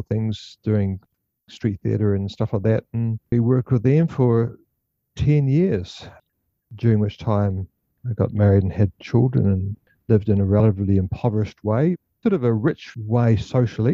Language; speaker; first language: English; native; English